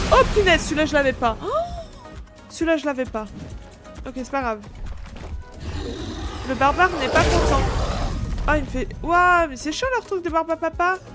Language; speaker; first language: French; native; French